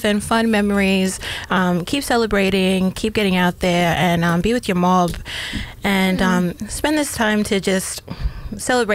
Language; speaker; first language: English; native; English